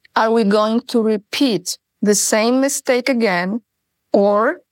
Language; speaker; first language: English; non-native, fluent; Polish